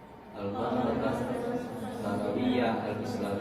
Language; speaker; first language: Arabic; non-native, learner; Indonesian